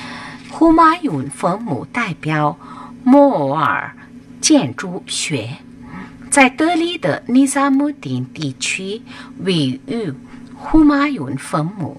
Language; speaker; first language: Chinese; non-native, fluent; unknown